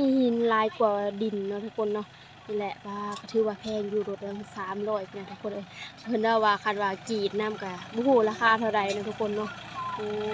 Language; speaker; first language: Thai; non-native, local second language; Lao